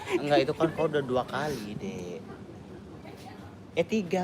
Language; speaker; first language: Indonesian; native; Indonesian